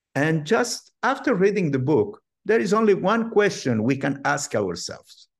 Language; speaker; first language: English; non-native, fluent; Arabic